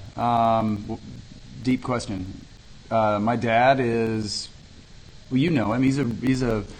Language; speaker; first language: English; native; English